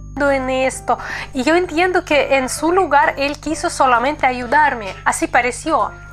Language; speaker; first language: Spanish; non-native, fluent; Russian